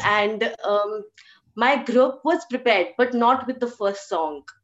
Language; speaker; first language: English; early bilingual, other home language; Hindi